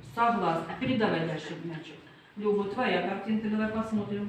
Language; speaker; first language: Russian; native; Russian